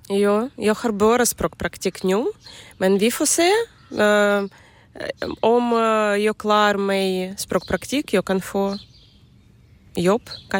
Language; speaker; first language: Swedish; non-native, learner; Ukrainian